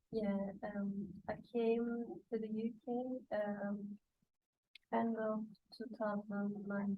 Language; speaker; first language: English; non-native, learner; Turkish